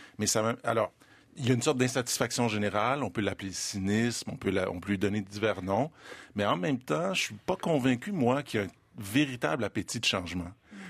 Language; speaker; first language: French; native; French